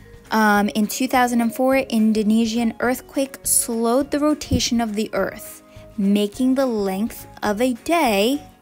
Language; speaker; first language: English; native; English